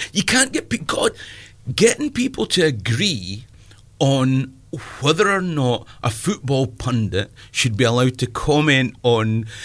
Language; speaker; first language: English; native; English